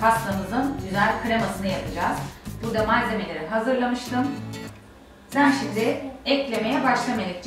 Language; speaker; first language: Turkish; native; Turkish